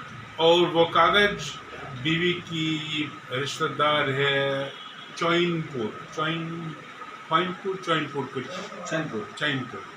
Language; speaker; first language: Hindi; non-native, learner; English